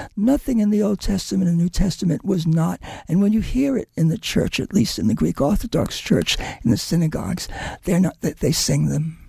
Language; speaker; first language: English; early bilingual, other home language; Spanish